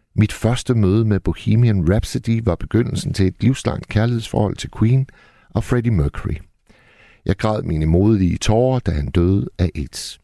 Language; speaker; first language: Danish; native; Danish